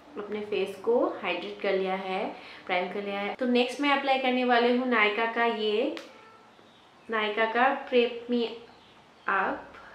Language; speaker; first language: Hindi; non-native, local second language; Bangla